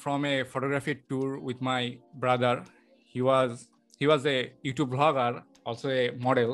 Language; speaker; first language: English; non-native, local second language; Bangla